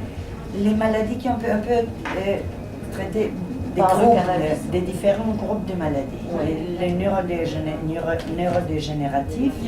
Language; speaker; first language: French; non-native, fluent; Spanish